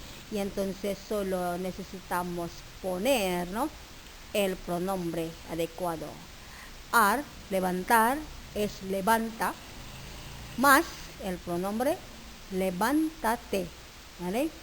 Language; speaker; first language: Spanish; non-native, fluent; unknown